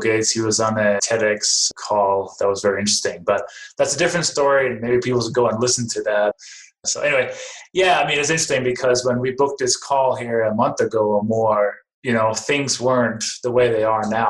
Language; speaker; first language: English; non-native, fluent; Danish